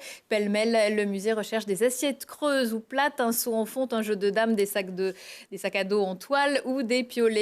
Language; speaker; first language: French; native; French